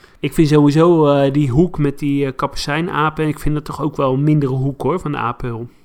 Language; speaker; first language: Dutch; native; Dutch